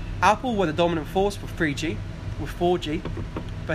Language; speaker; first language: English; native; English